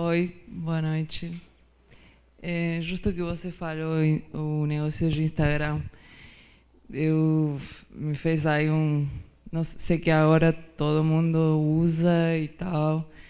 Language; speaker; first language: Portuguese; non-native, fluent; Spanish